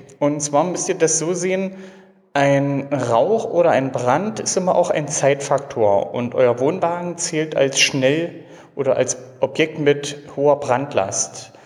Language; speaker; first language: German; native; German